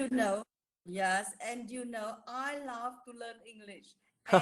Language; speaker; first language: English; non-native, learner; Vietnamese